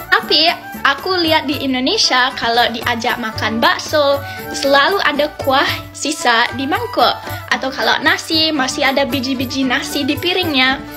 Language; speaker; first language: Indonesian; non-native, fluent; English